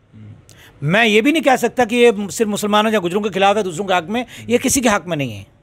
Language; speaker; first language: Hindi; native; Hindi